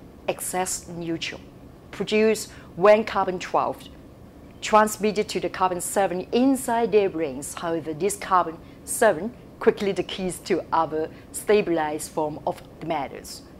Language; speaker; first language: English; non-native, local second language; Cantonese